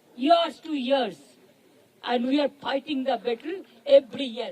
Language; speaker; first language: English; non-native, local second language; Bangla